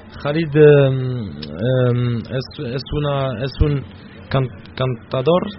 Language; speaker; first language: Spanish; non-native, learner; French